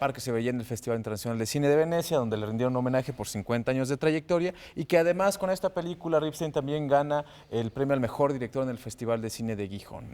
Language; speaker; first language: Spanish; native; Spanish